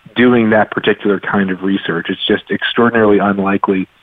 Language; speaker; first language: English; native; English